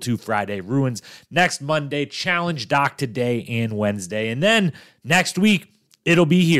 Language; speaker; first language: English; native; English